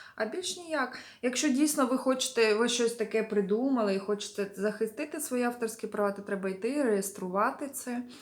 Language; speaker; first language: Ukrainian; non-native, local second language; Russian